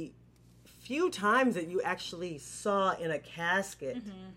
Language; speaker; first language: English; native; English